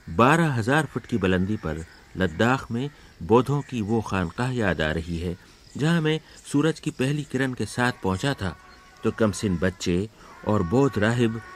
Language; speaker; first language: Urdu; native; Urdu